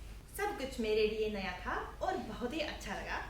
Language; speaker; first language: Hindi; non-native, fluent; Japanese